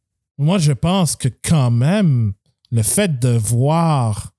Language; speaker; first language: French; native; French